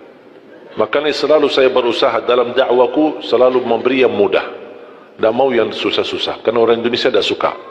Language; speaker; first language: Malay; non-native, fluent; Arabic